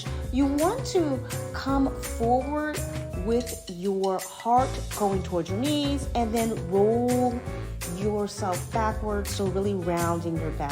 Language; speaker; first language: English; native; English